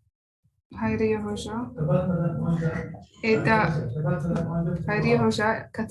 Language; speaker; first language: Turkish; non-native, learner; Arabic